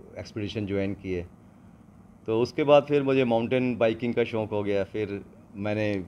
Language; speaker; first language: Hindi; non-native, local second language; Punjabi